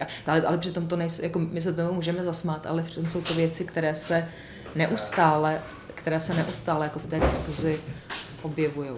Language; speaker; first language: Czech; native; Czech